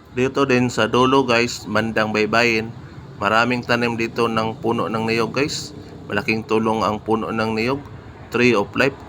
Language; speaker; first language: Filipino; non-native, local second language; Cebuano